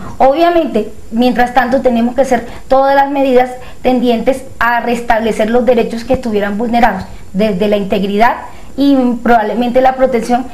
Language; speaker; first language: Spanish; native; Spanish